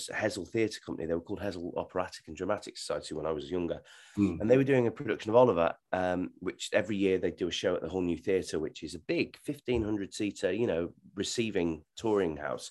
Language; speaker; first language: English; native; English